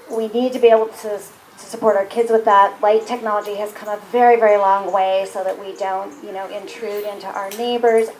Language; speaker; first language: English; native; English